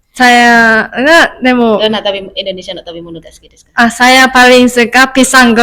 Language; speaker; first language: Indonesian; non-native, learner; Japanese